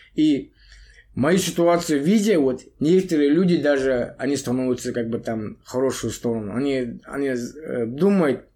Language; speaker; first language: Russian; non-native, local second language; Kazakh